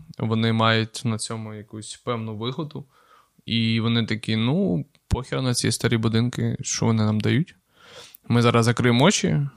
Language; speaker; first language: Ukrainian; non-native, local second language; Russian